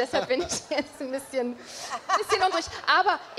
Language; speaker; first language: German; native; German